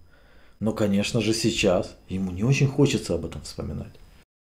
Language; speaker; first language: Russian; native; Russian